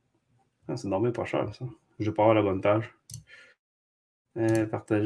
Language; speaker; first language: French; native; French